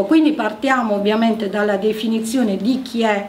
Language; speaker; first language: Italian; native; Italian